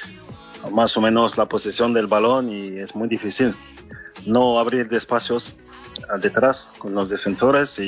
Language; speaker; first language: Spanish; non-native, fluent; French